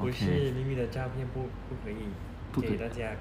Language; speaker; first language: Chinese; non-native, learner; Thai